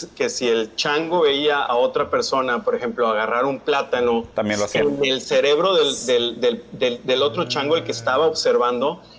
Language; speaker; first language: Spanish; native; Spanish